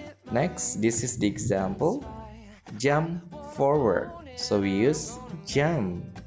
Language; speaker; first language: English; non-native, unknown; Indonesian